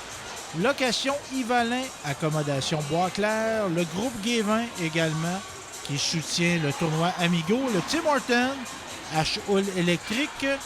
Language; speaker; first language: French; native; French